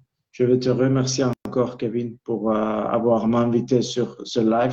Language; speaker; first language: French; non-native, local second language; Italian